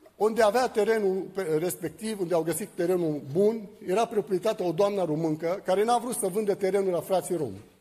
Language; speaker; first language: Romanian; non-native, fluent; Arabic